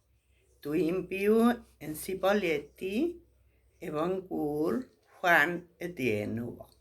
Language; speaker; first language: Welsh; early bilingual, heritage; Spanish